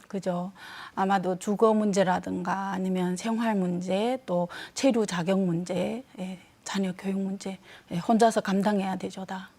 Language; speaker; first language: Korean; non-native, fluent; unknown